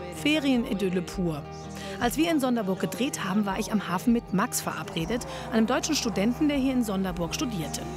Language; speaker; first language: German; native; German